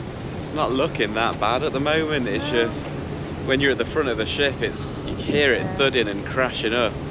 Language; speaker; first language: English; native; English